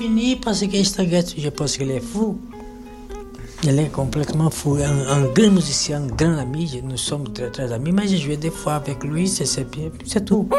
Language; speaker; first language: French; non-native, fluent; Portuguese